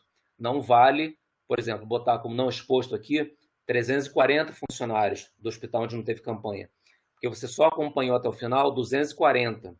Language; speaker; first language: Portuguese; native; Portuguese